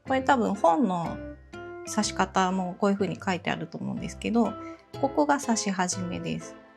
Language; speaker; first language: Japanese; native; Japanese